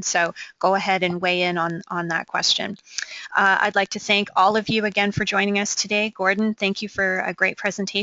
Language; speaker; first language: English; native; English